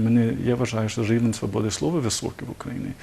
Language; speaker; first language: Ukrainian; non-native, learner; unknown